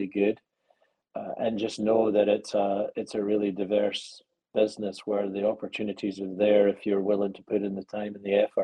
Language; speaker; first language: English; native; English